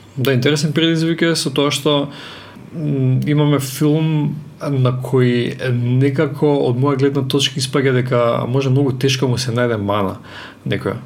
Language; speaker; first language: Macedonian; native; Macedonian